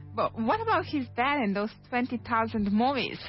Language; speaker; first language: English; non-native, fluent; Serbian